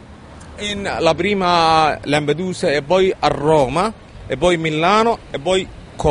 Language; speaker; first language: Italian; non-native, learner; Somali